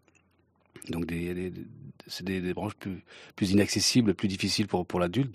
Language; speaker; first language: French; early bilingual, other home language; Kabyle